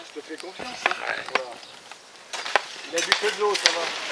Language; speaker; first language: French; native; French